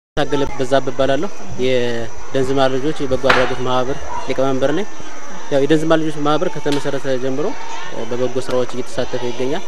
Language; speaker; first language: Amharic; native; Amharic